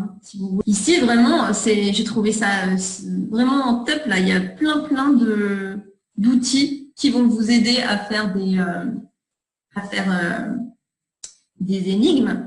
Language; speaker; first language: French; native; French